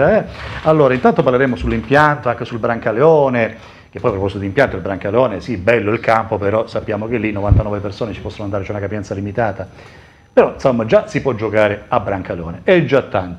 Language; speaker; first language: Italian; native; Italian